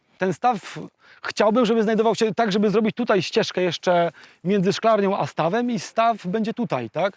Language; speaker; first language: Polish; native; Polish